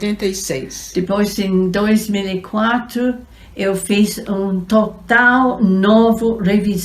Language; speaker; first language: Portuguese; non-native, fluent; English